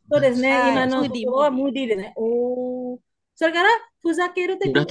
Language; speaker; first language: Japanese; non-native, learner; Indonesian